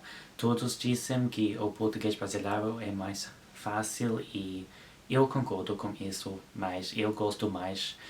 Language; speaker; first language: Portuguese; non-native, learner; English